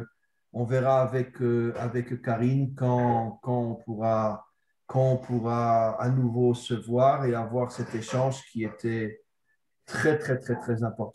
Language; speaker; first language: French; native; French